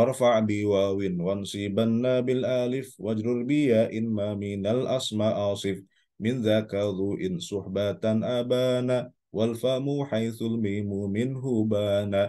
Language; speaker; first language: Arabic; non-native, fluent; Indonesian